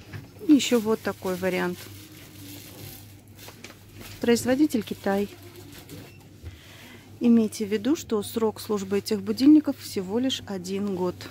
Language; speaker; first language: Russian; native; Russian